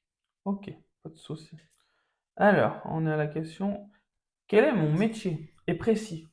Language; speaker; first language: French; native; French